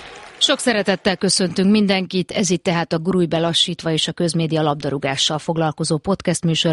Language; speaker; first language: Hungarian; native; Hungarian